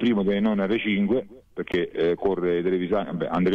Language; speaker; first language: Italian; native; Italian